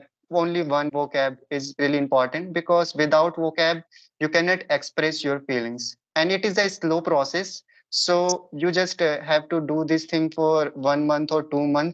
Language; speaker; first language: English; non-native, local second language; Hindi